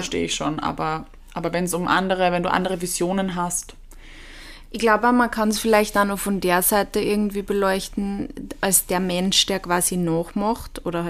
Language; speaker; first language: German; native; German